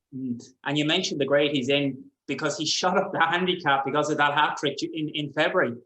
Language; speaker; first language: English; native; English